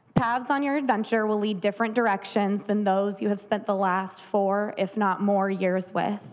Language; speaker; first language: English; native; English